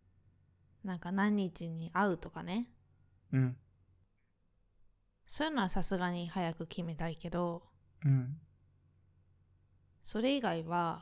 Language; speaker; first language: Japanese; native; Japanese